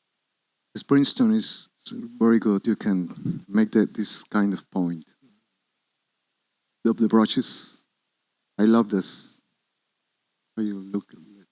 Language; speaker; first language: English; non-native, learner; Spanish